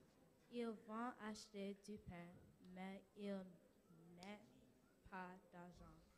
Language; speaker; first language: French; non-native, learner; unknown